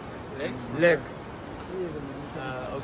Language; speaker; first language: English; non-native, fluent; French